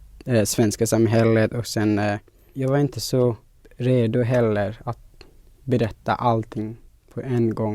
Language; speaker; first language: Swedish; non-native, fluent; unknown